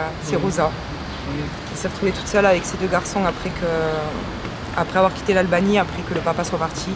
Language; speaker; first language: French; native; French